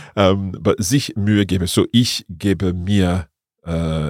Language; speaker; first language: German; non-native, learner; English